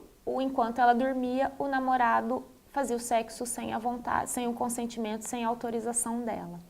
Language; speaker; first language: Portuguese; native; Portuguese